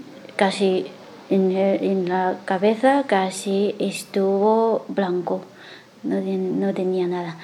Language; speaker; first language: Spanish; non-native, learner; Chinese